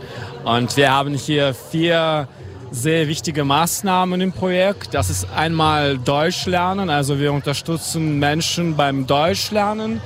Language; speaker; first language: German; non-native, fluent; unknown